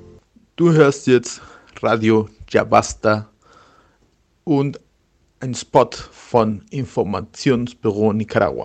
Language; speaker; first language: German; non-native, learner; Spanish